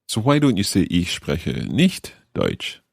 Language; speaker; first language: German; non-native, learner; English